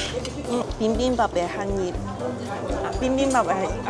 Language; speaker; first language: Korean; non-native, fluent; Cantonese